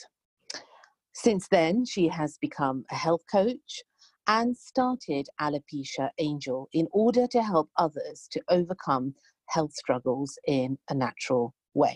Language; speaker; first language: English; native; English